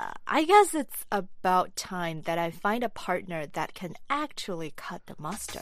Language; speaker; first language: English; non-native, fluent; Chinese